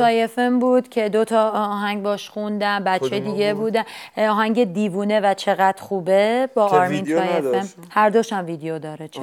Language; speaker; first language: Persian; non-native, local second language; Armenian